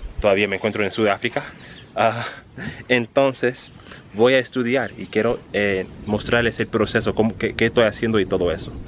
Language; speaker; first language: Spanish; early bilingual, heritage; Spanish